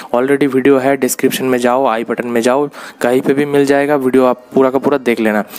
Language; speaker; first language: Hindi; non-native, local second language; Bangla